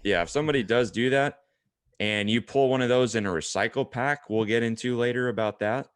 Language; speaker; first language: English; native; English